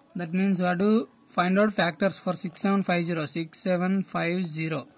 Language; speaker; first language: English; non-native, local second language; Telugu